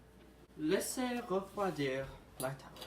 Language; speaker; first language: French; non-native, learner; English